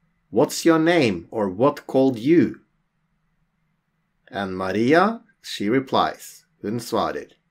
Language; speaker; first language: English; non-native, fluent; Norwegian